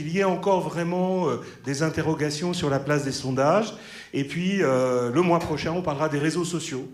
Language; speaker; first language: French; native; French